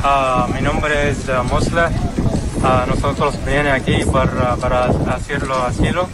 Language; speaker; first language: Spanish; non-native, learner; Arabic